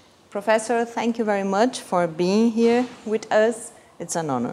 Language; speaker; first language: English; non-native, fluent; Portuguese